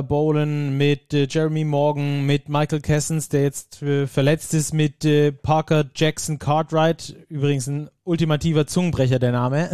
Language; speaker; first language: German; native; German